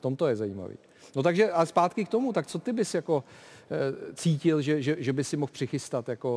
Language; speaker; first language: Czech; native; Czech